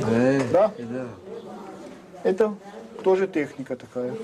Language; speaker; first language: Russian; non-native, learner; French